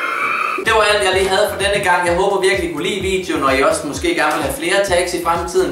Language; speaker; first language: Danish; native; Danish